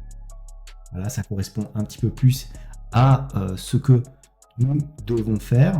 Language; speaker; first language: French; native; French